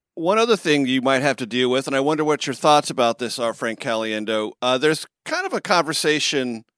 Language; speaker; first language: English; native; English